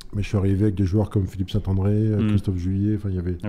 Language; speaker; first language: French; native; French